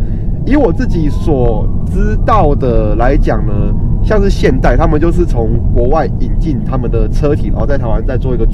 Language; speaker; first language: Chinese; native; Chinese